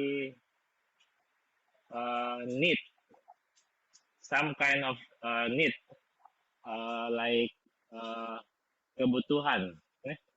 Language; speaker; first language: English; non-native, fluent; Indonesian